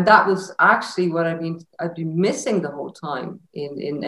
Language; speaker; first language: English; native; English